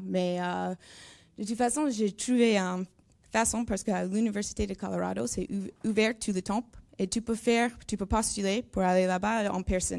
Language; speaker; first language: French; non-native, learner; English